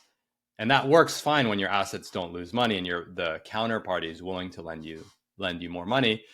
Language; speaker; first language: English; native; English